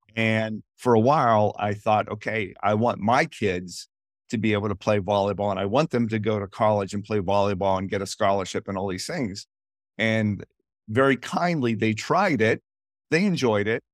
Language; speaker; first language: English; native; English